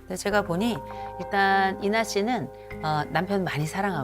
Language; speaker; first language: Korean; native; Korean